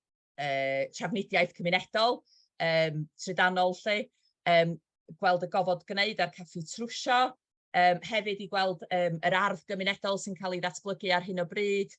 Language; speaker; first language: Welsh; native; Welsh